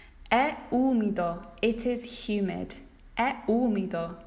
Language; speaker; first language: Italian; non-native, fluent; English